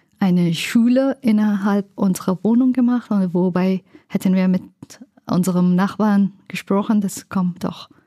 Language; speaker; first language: German; non-native, learner; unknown